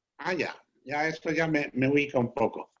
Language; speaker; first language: Spanish; native; Spanish